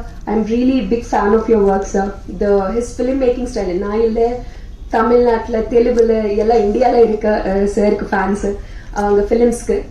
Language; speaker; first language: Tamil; non-native, learner; Telugu